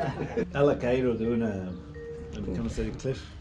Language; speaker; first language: Spanish; non-native, learner; English